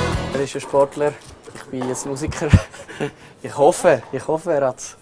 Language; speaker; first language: German; non-native, local second language; French